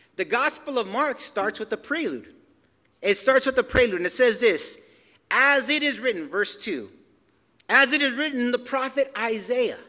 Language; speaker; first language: English; early bilingual, other home language; Spanish